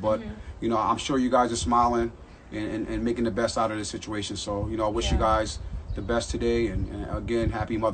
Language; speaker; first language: English; native; English